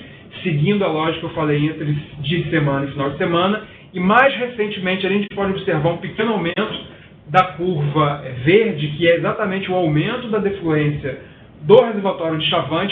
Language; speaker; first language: Portuguese; native; Portuguese